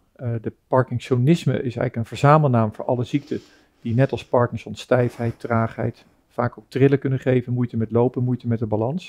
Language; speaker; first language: Dutch; native; Dutch